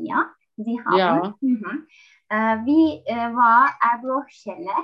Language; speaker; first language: German; non-native, learner; Turkish